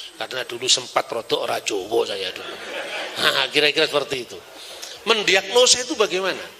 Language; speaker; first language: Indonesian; non-native, local second language; Javanese